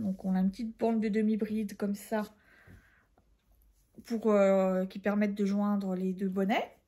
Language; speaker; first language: French; native; French